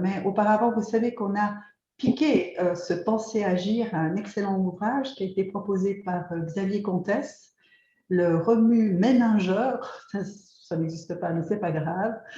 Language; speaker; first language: French; native; French